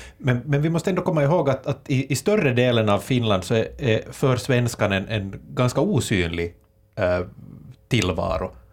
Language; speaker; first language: Swedish; native; Swedish